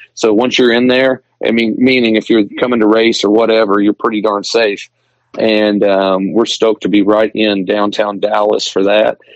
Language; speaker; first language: English; native; English